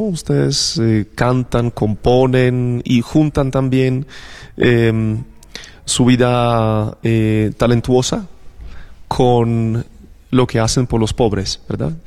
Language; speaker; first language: Spanish; non-native, fluent; Polish